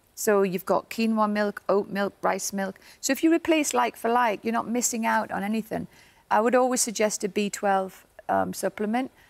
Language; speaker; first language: English; native; English